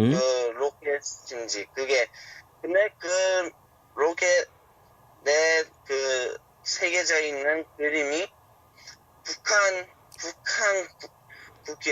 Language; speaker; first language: Korean; early bilingual, heritage; Korean